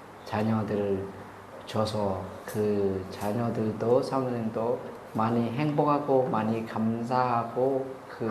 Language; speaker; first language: Korean; non-native, learner; Lao